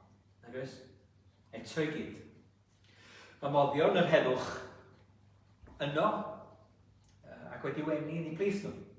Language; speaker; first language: Welsh; native; Welsh